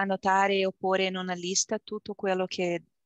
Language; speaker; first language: Italian; non-native, learner; Portuguese